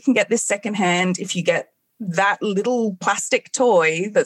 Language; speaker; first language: English; native; English